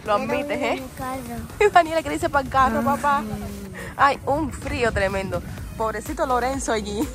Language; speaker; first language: Spanish; native; Spanish